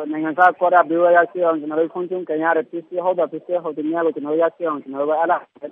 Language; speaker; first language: Burmese; non-native, local second language; Rohingya